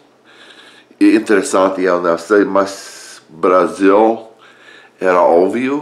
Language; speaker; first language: Portuguese; non-native, learner; English